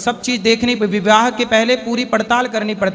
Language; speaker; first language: Hindi; native; Hindi